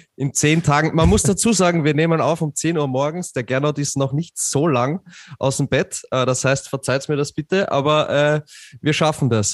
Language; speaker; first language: German; native; German